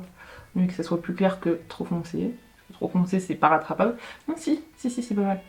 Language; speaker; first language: French; native; French